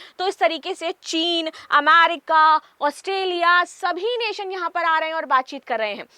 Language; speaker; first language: Hindi; native; Hindi